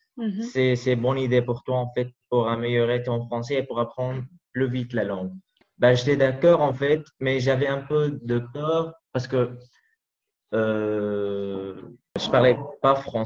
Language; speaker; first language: French; non-native, learner; Arabic